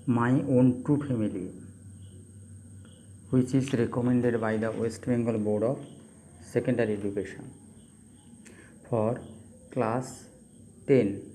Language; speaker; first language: English; non-native, local second language; Bangla